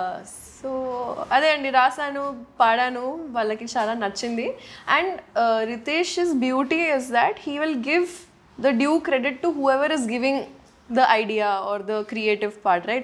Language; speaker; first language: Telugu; non-native, local second language; Urdu